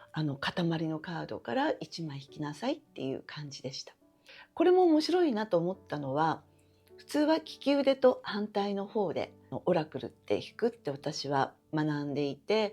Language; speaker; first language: Japanese; native; Japanese